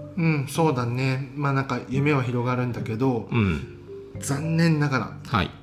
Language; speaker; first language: Japanese; native; Japanese